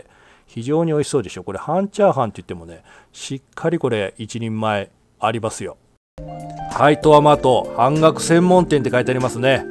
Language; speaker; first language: Japanese; native; Japanese